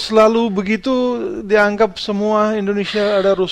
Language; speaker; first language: Indonesian; non-native, fluent; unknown